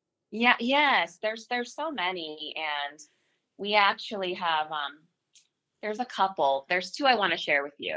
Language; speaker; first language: English; native; English